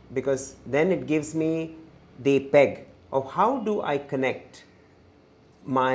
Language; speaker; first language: English; non-native, local second language; Malayalam